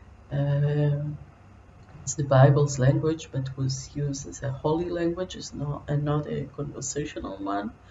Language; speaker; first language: English; non-native, fluent; Hebrew